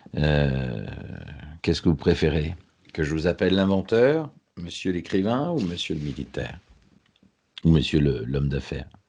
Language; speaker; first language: French; native; French